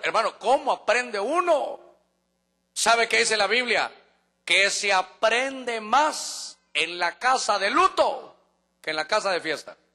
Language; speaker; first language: Spanish; native; Spanish